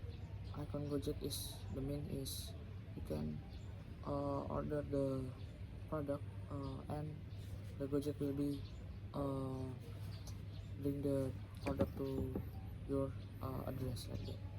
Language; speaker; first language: English; non-native, learner; Indonesian